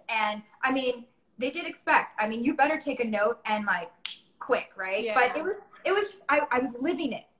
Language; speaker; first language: English; native; English